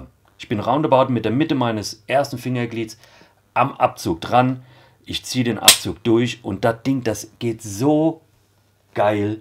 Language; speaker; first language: German; native; German